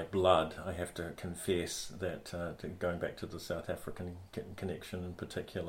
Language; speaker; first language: English; native; English